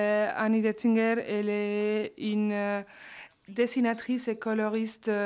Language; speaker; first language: French; non-native, fluent; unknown